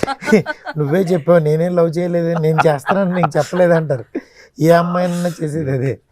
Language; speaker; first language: Telugu; native; Telugu